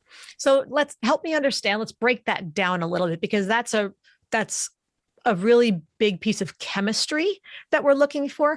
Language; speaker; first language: English; native; English